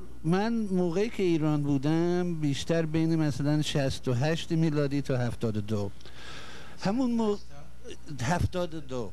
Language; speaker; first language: Persian; non-native, fluent; English